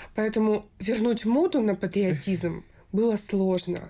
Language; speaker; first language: Russian; native; Russian